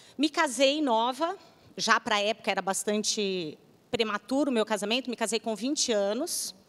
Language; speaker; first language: Portuguese; native; Portuguese